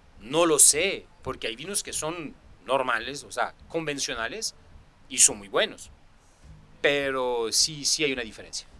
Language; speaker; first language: Spanish; non-native, fluent; French